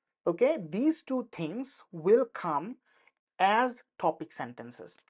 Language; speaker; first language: English; non-native, local second language; Bangla